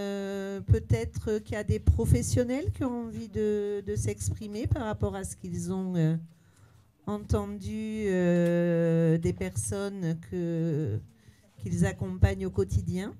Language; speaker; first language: French; native; French